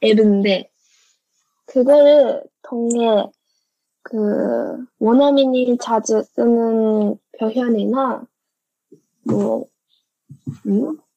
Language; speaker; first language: Korean; non-native, learner; Japanese